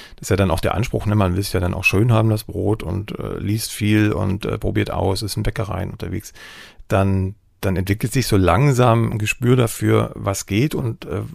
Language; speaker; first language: German; native; German